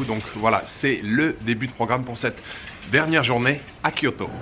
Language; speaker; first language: French; native; French